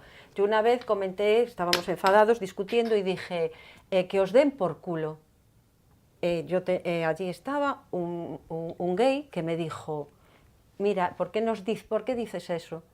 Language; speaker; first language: Spanish; native; Spanish